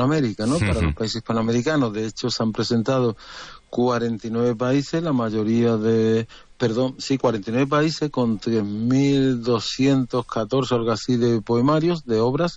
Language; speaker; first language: Spanish; native; Spanish